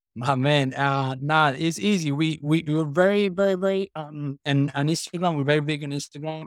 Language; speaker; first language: English; non-native, fluent; Spanish